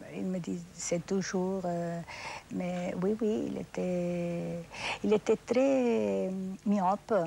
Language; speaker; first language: French; non-native, fluent; Spanish